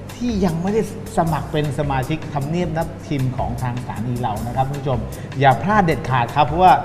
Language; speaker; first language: Thai; native; Thai